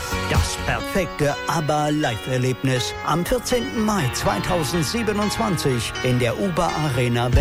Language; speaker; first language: German; native; German